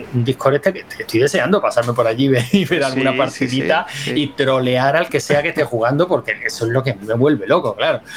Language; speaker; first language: Spanish; native; Spanish